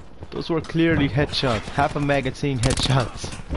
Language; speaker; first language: English; non-native, fluent; Spanish